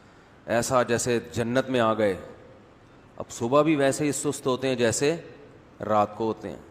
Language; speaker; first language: Urdu; native; Urdu